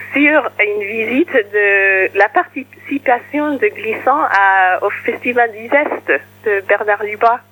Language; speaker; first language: French; early bilingual, other home language; English